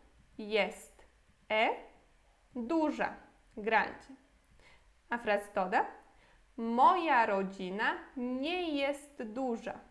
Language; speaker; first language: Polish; non-native, fluent; Portuguese